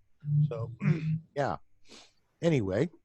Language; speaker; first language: English; native; English